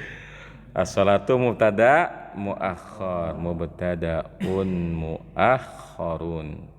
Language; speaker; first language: Arabic; non-native, fluent; Indonesian